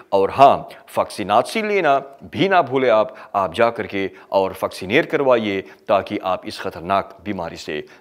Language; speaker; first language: Hindi; early bilingual, heritage; Hindi